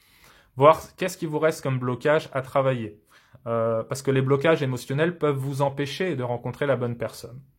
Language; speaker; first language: French; native; French